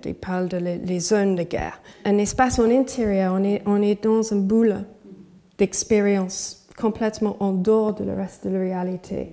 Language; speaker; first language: French; non-native, fluent; English